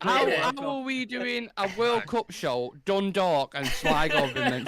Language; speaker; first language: English; native; English